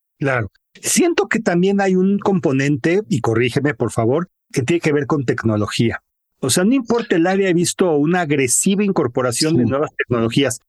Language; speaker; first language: Spanish; native; Spanish